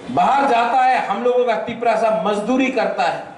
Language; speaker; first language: Hindi; non-native, local second language; Bangla